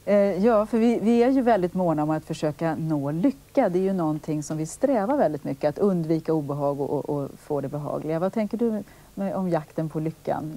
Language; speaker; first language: Swedish; native; Swedish